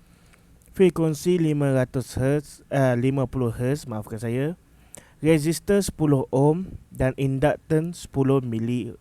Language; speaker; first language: Malay; native; Malay